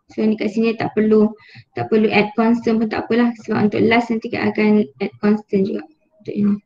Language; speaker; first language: English; non-native, local second language; Malay